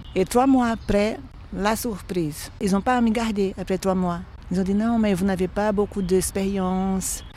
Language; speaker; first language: French; non-native, fluent; Portuguese